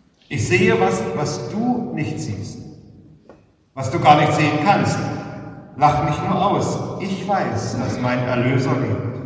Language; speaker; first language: German; native; German